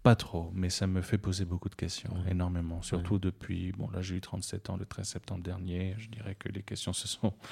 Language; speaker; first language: French; native; French